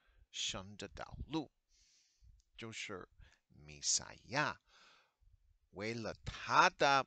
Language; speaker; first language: Cantonese; non-native, learner; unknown